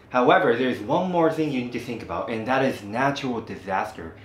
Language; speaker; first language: English; non-native, fluent; Japanese